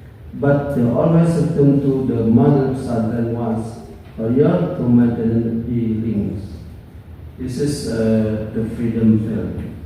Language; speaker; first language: English; non-native, learner; Indonesian